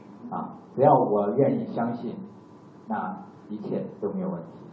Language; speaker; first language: Chinese; native; Chinese